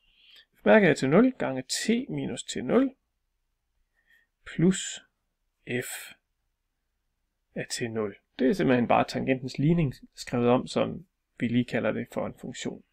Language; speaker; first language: Danish; native; Danish